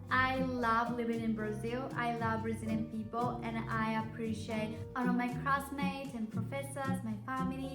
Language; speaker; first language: English; non-native, fluent; Japanese